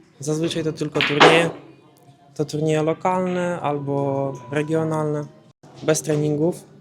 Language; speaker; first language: Polish; non-native, fluent; Ukrainian